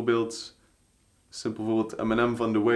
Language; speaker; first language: Dutch; native; Dutch